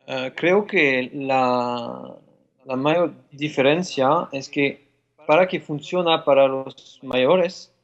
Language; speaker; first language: Spanish; non-native, fluent; French